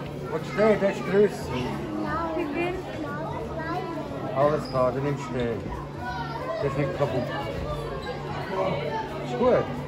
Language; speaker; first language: Dutch; non-native, learner; Filipino